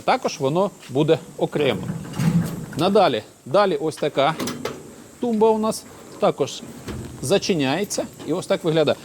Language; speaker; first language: Ukrainian; native; Ukrainian